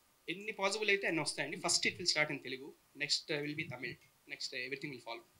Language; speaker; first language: Telugu; native; Telugu